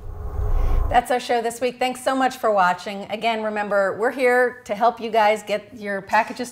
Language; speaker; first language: English; native; English